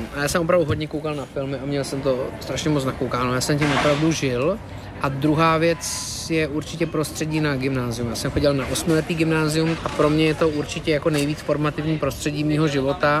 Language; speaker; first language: Czech; native; Czech